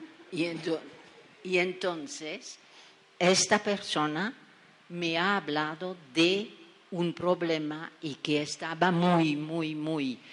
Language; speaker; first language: Spanish; non-native, fluent; French